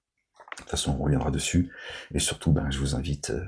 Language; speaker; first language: French; native; French